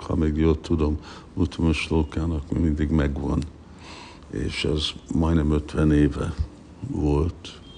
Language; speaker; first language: Hungarian; early bilingual, heritage; Hungarian